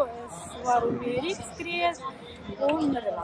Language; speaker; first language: Latvian; non-native, learner; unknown